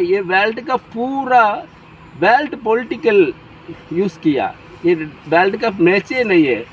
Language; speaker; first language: Hindi; non-native, local second language; Tamil